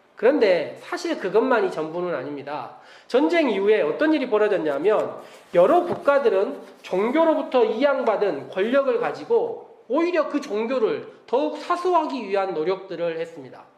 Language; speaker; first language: Korean; native; Korean